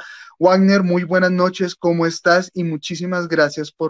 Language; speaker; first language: Spanish; native; Spanish